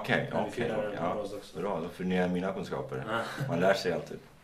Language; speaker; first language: Swedish; non-native, fluent; Kurdish